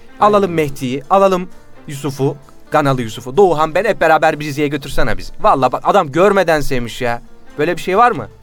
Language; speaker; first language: Turkish; native; Turkish